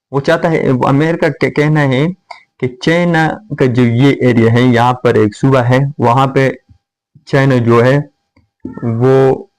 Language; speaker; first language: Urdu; non-native, fluent; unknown